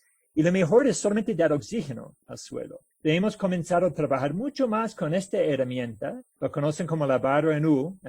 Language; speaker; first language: Spanish; non-native, fluent; English